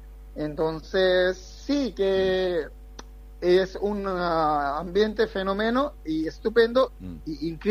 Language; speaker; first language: Spanish; non-native, fluent; Bangla